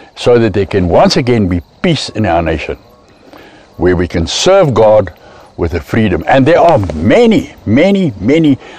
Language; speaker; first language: English; non-native, local second language; Afrikaans